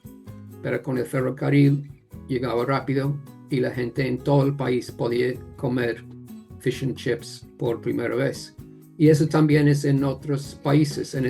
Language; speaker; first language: Spanish; non-native, fluent; English